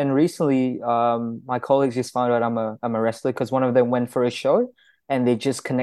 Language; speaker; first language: English; non-native, local second language; Malay